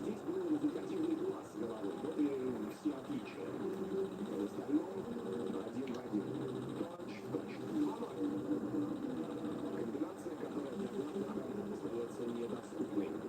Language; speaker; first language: Russian; native; Russian